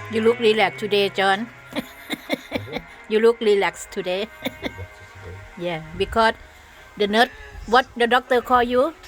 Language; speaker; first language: English; non-native, learner; Thai